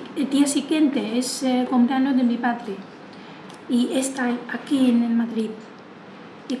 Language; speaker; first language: Spanish; non-native, learner; Chinese